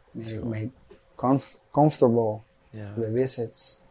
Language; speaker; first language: English; non-native, learner; Spanish